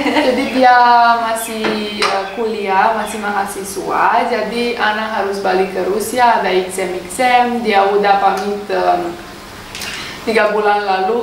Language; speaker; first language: Indonesian; non-native, learner; Russian